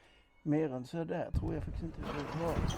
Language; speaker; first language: Swedish; native; Swedish